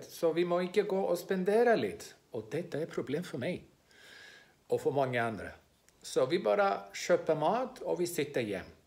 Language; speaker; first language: Swedish; non-native, fluent; Greek